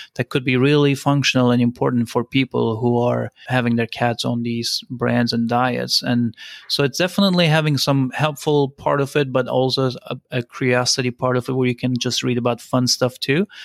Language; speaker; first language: English; non-native, fluent; Turkish